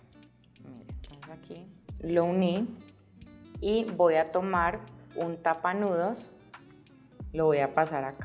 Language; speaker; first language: Spanish; native; Spanish